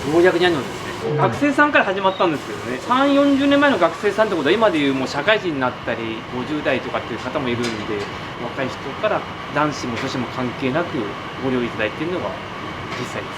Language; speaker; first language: Japanese; native; Japanese